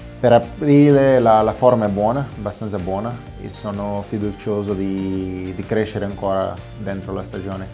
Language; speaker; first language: Italian; non-native, fluent; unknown